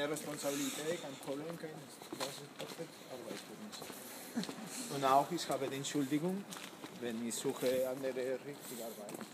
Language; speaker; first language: German; non-native, learner; Spanish